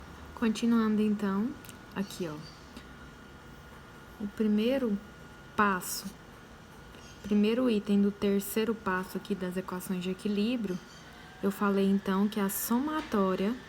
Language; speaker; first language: Portuguese; native; Portuguese